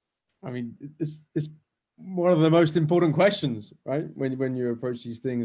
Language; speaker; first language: English; native; English